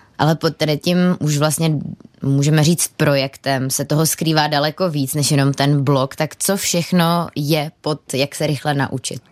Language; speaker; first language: Czech; native; Czech